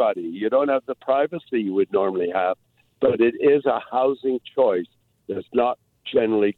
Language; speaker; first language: English; native; English